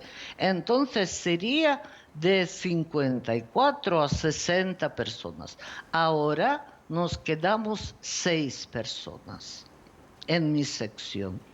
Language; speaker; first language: Spanish; non-native, fluent; Ukrainian